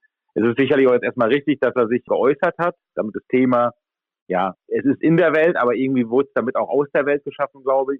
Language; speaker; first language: German; native; German